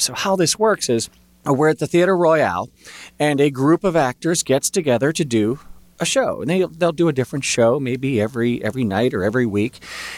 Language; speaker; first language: English; native; English